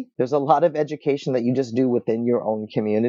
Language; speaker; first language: English; native; English